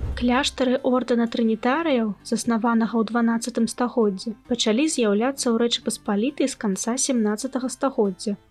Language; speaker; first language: Belarusian; native; Belarusian